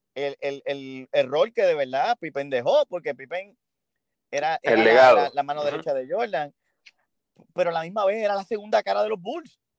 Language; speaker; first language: Spanish; early bilingual, heritage; Spanish